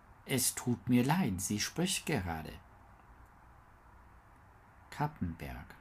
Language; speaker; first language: German; non-native, learner; English